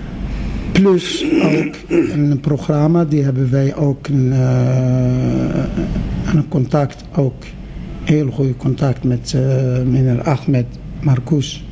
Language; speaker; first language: Dutch; non-native, fluent; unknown